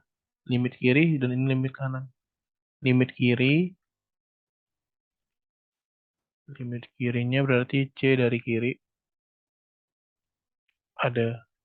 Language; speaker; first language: Indonesian; native; Indonesian